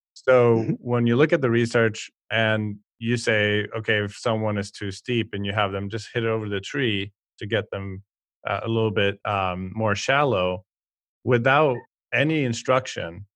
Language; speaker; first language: English; non-native, fluent; Swedish